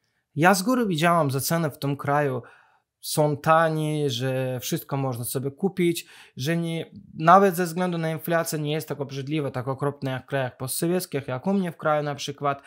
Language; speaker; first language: Polish; non-native, fluent; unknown